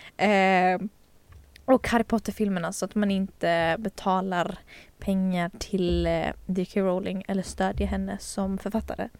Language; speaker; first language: Swedish; native; Swedish